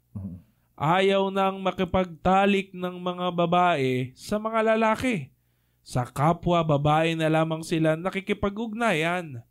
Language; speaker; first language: Filipino; native; Filipino